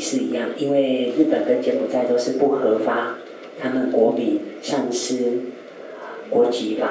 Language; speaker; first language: Chinese; native; Chinese